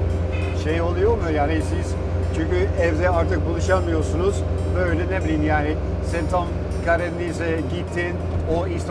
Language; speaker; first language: Turkish; non-native, fluent; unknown